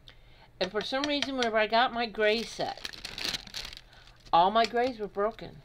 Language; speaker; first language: English; native; English